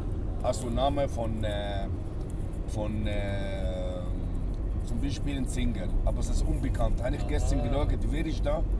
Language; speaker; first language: German; non-native, learner; Arabic